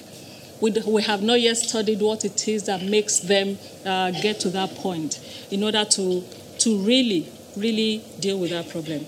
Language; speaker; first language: English; non-native, local second language; Yoruba